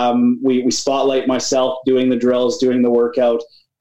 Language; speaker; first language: English; native; English